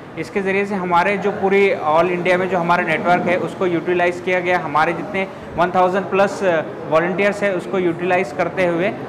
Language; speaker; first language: Hindi; native; Hindi